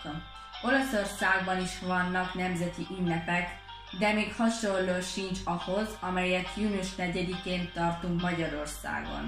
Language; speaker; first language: Hungarian; early bilingual, heritage; Hungarian